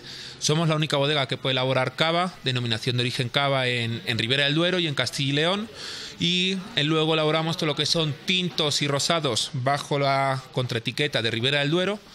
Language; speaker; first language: Spanish; native; Spanish